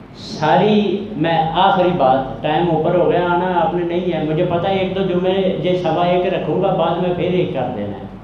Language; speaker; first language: Urdu; non-native, local second language; Punjabi